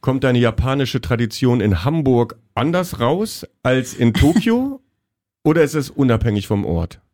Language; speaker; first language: German; native; German